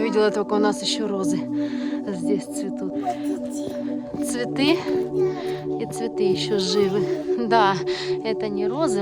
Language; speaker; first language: Russian; native; Russian